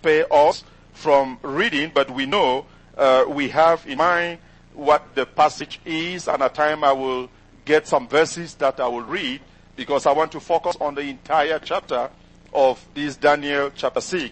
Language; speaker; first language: English; non-native, local second language; French